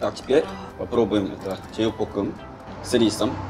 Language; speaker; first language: Russian; non-native, fluent; Korean